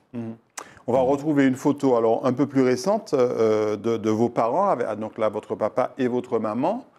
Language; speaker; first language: French; native; French